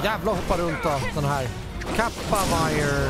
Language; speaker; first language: Swedish; native; Swedish